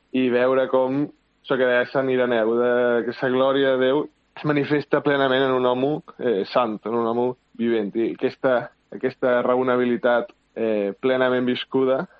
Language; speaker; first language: Catalan; native; Catalan